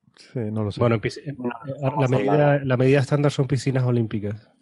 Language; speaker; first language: Spanish; native; Spanish